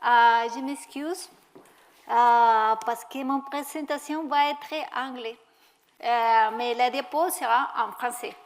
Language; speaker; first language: French; non-native, learner; Spanish